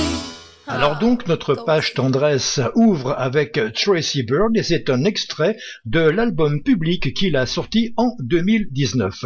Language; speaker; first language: French; native; French